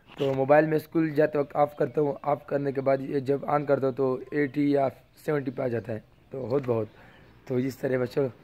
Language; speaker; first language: Urdu; non-native, local second language; Pashto